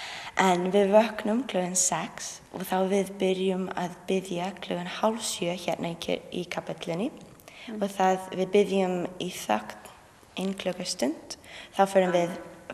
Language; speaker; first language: Icelandic; non-native, learner; English